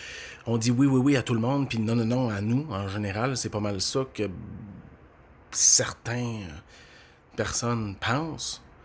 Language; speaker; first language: French; native; French